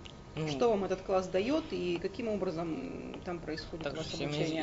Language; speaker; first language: Russian; native; Russian